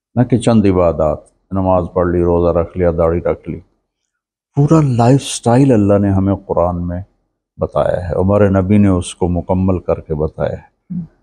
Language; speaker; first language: Urdu; native; Urdu